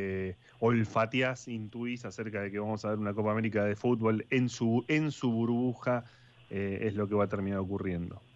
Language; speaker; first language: Spanish; native; Spanish